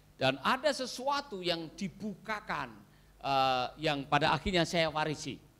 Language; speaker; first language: Indonesian; native; Indonesian